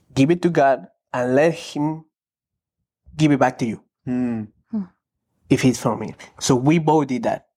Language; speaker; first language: English; non-native, fluent; Spanish